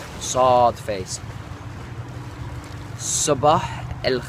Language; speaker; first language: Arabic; non-native, learner; English